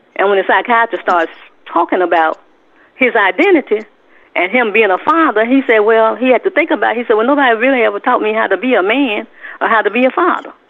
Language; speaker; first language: English; native; English